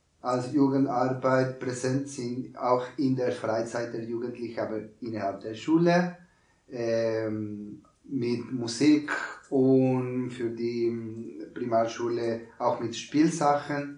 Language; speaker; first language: German; non-native, learner; Spanish